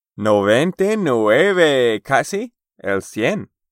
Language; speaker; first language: Spanish; non-native, fluent; English